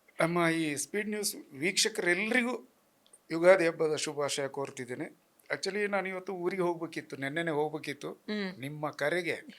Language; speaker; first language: Kannada; native; Kannada